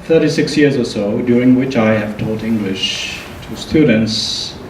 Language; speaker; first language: English; non-native, fluent; Japanese